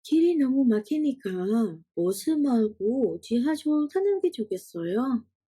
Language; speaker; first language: Korean; non-native, fluent; Indonesian